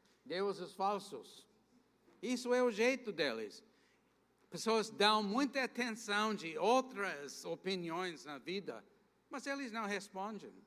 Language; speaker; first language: Portuguese; non-native, fluent; English